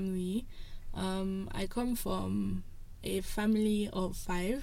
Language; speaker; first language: English; non-native, local second language; Yoruba